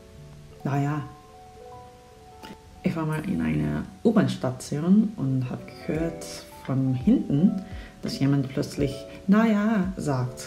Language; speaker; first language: German; non-native, fluent; Korean